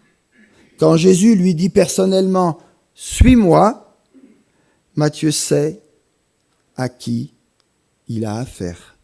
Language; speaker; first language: French; native; French